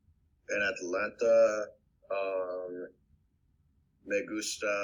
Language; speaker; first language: Spanish; non-native, learner; English